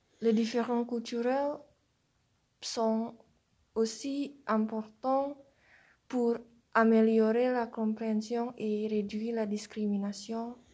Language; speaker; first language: French; non-native, learner; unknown